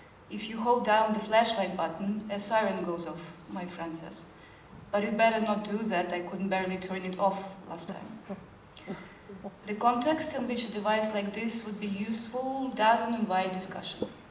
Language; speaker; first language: English; non-native, fluent; Ukrainian